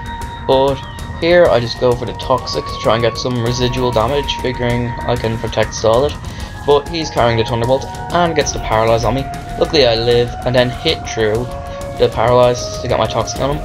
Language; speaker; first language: English; native; English